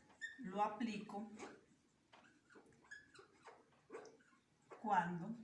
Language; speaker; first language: Spanish; native; Spanish